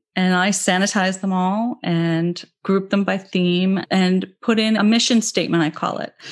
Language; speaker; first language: English; native; English